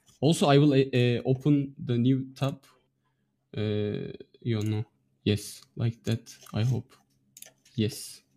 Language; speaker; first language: English; non-native, fluent; Turkish